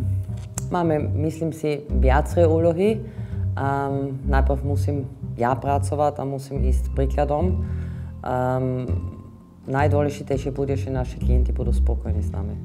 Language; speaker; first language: Slovak; non-native, fluent; German